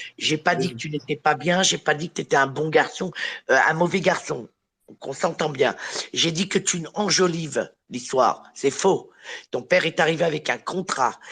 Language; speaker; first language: French; early bilingual, other home language; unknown